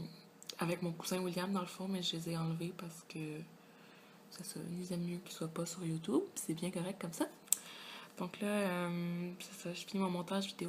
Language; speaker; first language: French; native; French